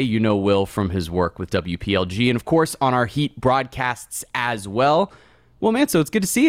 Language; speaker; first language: English; native; English